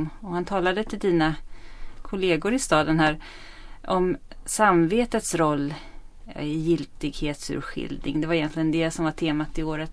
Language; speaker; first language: Swedish; native; Swedish